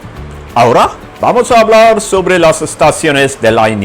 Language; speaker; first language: Spanish; non-native, fluent; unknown